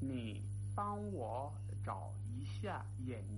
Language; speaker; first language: Chinese; non-native, learner; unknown